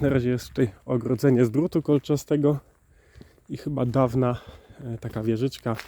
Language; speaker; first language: Polish; native; Polish